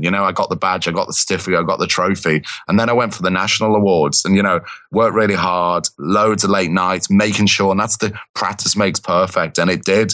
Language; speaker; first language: English; native; English